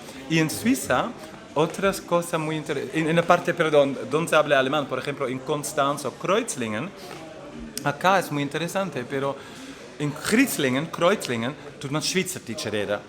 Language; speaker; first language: Spanish; non-native, fluent; Dutch